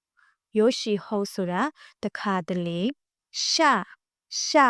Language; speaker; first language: Chinese; non-native, fluent; Burmese